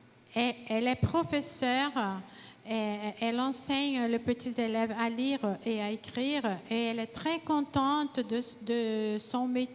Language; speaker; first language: French; non-native, fluent; Portuguese